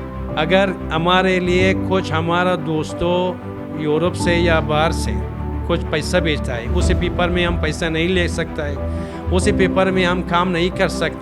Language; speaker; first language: Hindi; non-native, fluent; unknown